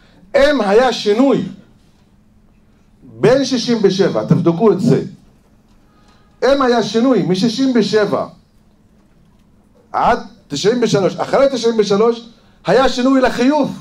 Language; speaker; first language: Hebrew; non-native, fluent; Arabic